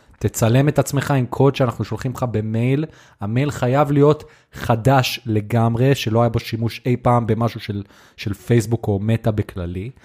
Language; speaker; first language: Hebrew; native; Hebrew